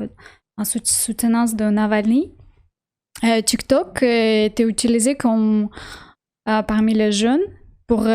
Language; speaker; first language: French; non-native, learner; Russian